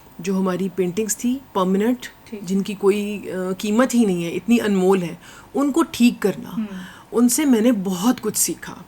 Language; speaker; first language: Urdu; non-native, local second language; Punjabi